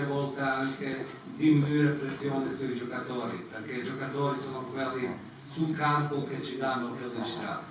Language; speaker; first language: Italian; non-native, fluent; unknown